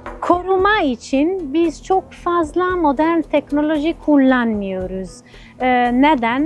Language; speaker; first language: Turkish; non-native, fluent; Italian